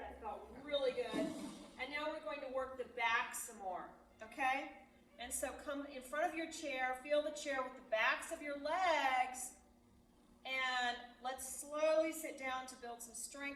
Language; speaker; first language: English; native; English